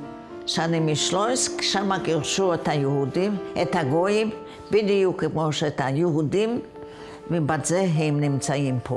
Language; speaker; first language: Hebrew; non-native, fluent; Yiddish